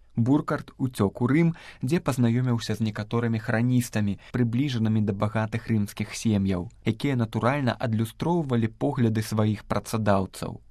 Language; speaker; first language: Belarusian; native; Belarusian